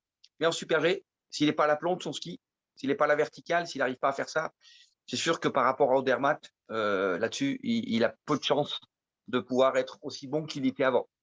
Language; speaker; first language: French; native; French